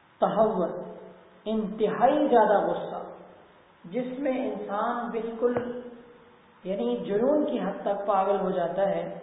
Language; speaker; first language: Urdu; native; Urdu